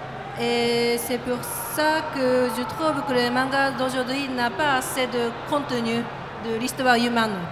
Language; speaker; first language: French; non-native, fluent; Japanese